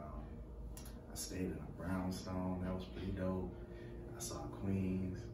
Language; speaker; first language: English; native; English